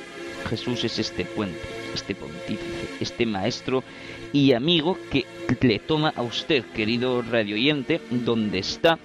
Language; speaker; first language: Spanish; native; Spanish